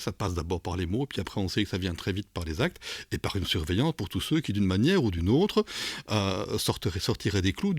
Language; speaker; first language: French; native; French